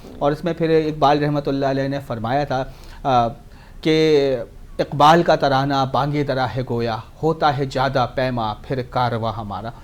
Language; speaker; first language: Urdu; native; Urdu